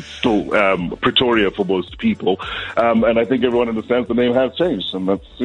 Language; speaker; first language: English; non-native, local second language; Xhosa